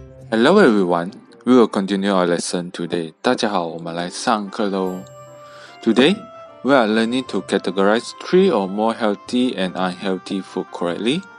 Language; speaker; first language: English; non-native, local second language; Chinese